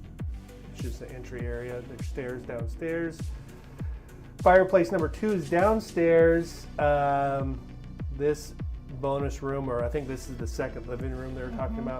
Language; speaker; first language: English; native; English